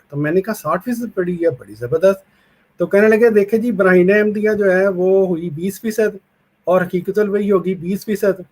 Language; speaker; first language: Urdu; non-native, local second language; Punjabi